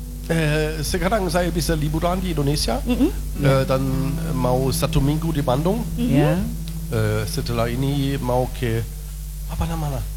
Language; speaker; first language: Indonesian; non-native, learner; German